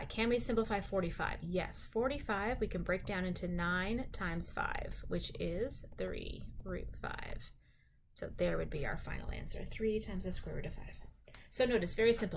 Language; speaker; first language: English; native; English